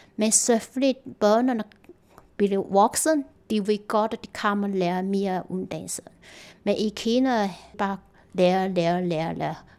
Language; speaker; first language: Danish; non-native, learner; Chinese